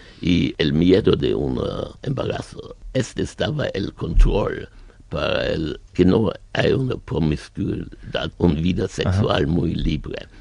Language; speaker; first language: Spanish; non-native, learner; German